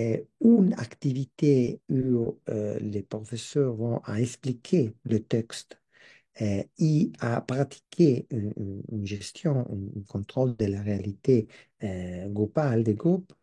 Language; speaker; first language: French; non-native, learner; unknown